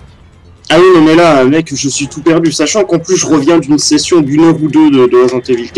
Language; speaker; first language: French; native; French